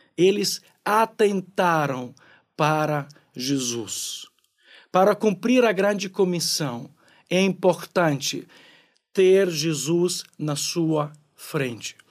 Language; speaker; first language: Portuguese; non-native, fluent; Ukrainian